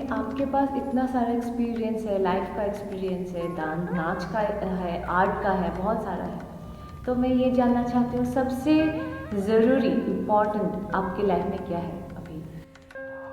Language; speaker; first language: Hindi; non-native, local second language; Assamese